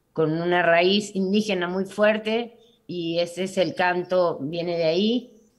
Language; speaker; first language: Spanish; native; Spanish